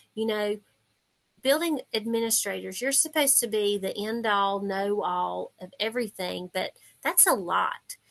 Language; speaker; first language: English; native; English